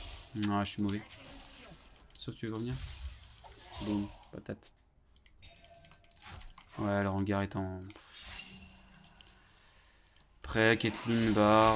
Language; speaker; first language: French; native; French